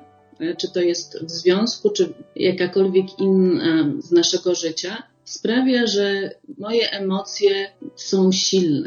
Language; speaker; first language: Polish; native; Polish